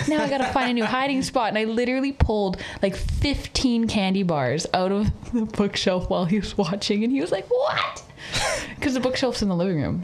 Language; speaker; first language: English; native; English